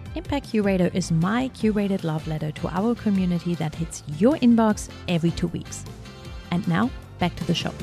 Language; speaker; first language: English; non-native, fluent; German